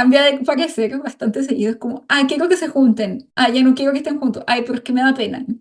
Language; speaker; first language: Spanish; native; Spanish